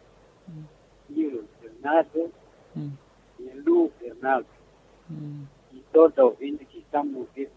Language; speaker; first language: Portuguese; non-native, local second language; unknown